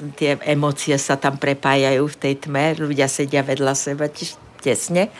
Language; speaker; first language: Slovak; native; Slovak